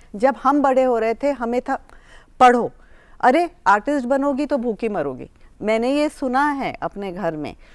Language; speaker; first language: Hindi; non-native, local second language; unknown